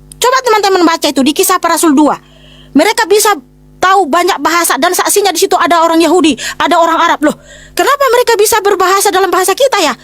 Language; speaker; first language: Indonesian; native; Indonesian